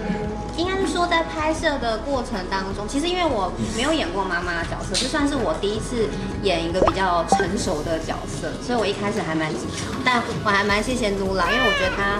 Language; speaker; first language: Chinese; native; Chinese